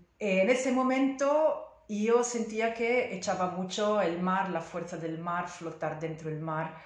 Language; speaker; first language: Spanish; non-native, fluent; Italian